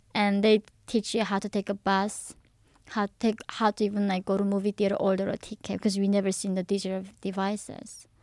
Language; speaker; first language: English; early bilingual, other home language; Korean